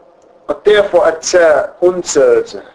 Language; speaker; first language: Danish; non-native, fluent; Arabic